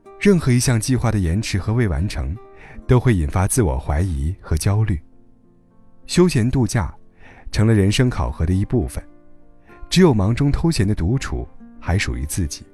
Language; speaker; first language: Chinese; native; Chinese